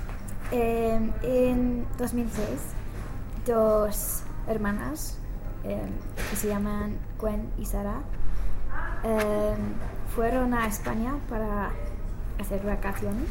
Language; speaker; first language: Spanish; non-native, learner; English